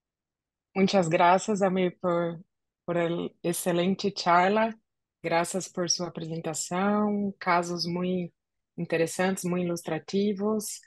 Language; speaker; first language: Spanish; non-native, learner; Portuguese